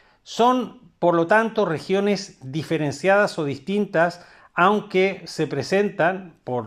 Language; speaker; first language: Spanish; native; Spanish